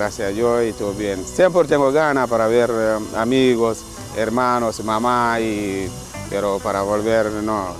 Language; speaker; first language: Spanish; non-native, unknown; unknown